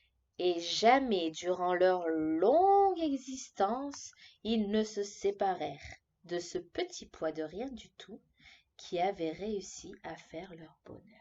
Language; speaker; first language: French; native; French